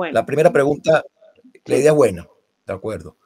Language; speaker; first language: Spanish; native; Spanish